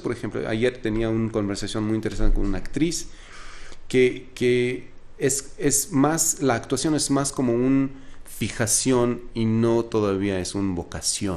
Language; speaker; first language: Spanish; non-native, fluent; Arabic